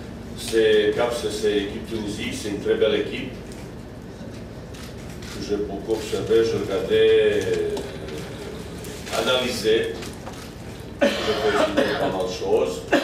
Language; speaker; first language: French; non-native, fluent; Bosnian